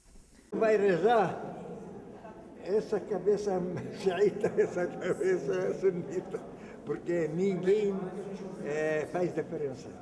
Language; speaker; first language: Portuguese; non-native, learner; Arabic